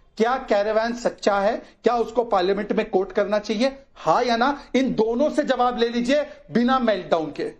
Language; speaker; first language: Hindi; native; Hindi